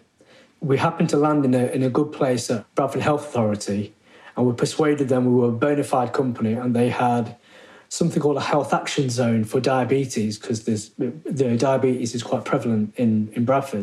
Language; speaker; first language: English; native; English